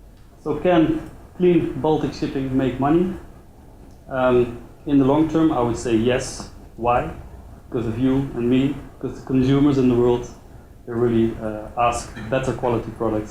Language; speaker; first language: English; non-native, fluent; Dutch